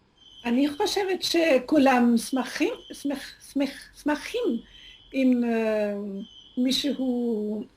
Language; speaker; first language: Hebrew; non-native, learner; German